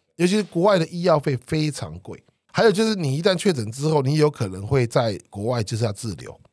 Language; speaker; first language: Chinese; native; Chinese